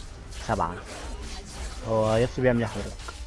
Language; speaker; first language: Arabic; native; Arabic